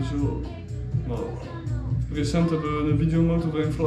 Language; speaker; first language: Dutch; non-native, fluent; French